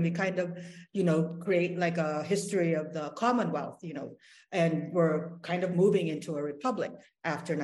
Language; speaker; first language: English; non-native, local second language; Waray